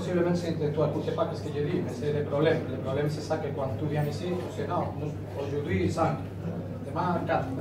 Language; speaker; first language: French; non-native, learner; Spanish